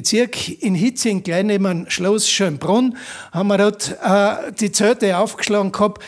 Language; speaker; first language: German; native; German